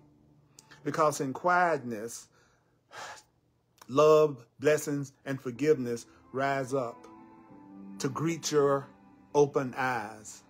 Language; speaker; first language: English; native; English